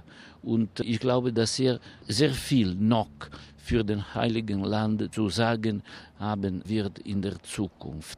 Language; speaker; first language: German; non-native, fluent; Italian